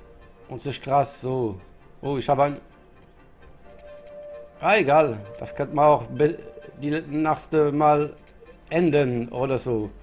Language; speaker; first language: German; non-native, learner; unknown